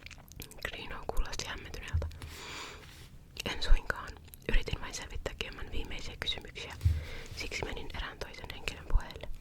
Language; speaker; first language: Finnish; native; Finnish